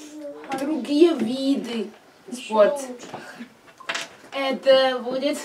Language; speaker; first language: Russian; non-native, learner; Chinese